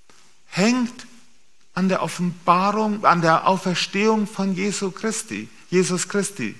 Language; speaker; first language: German; native; German